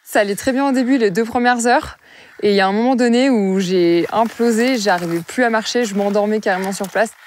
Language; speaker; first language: French; native; French